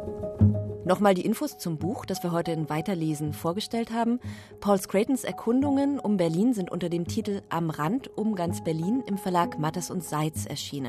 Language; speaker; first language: German; native; German